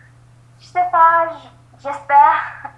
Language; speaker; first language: French; non-native, learner; English